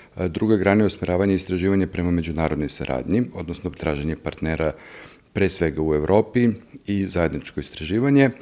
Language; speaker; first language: Serbian; native; Serbian